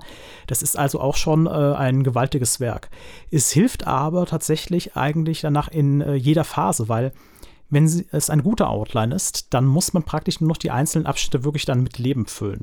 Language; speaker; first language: German; native; German